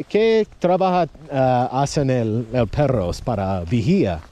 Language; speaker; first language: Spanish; non-native, learner; English